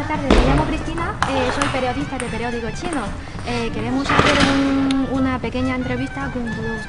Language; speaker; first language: Spanish; non-native, learner; Chinese